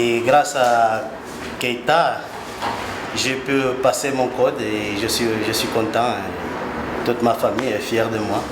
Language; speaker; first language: French; non-native, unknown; Portuguese